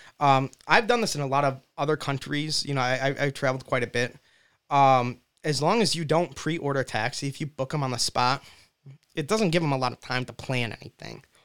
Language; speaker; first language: English; native; English